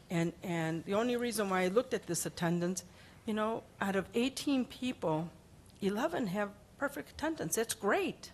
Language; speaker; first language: English; early bilingual, other home language; Spanish